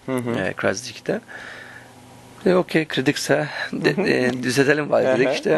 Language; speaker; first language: Turkish; early bilingual, heritage; Turkish